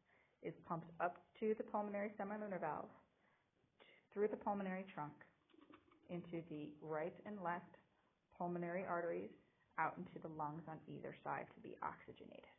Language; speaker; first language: English; native; English